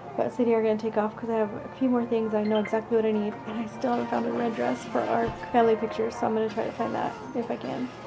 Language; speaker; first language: English; native; English